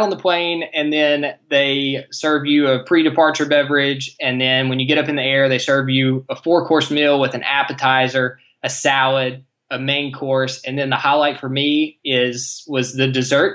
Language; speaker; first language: English; native; English